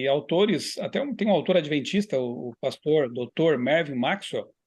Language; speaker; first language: Portuguese; native; Portuguese